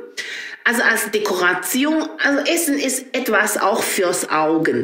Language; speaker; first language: German; non-native, learner; Chinese